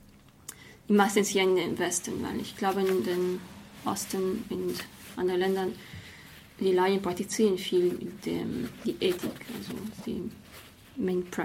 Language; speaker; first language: German; non-native, fluent; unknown